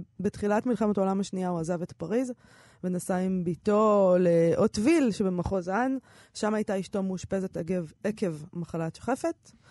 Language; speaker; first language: Hebrew; native; Hebrew